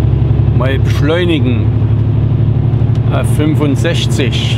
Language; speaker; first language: German; native; German